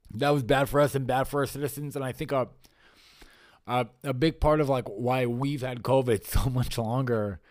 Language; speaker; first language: English; native; English